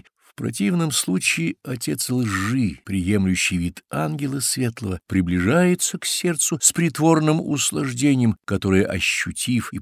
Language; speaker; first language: Russian; native; Russian